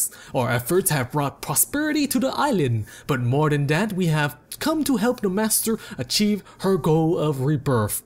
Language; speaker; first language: English; native; English